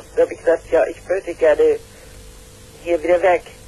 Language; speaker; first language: German; native; German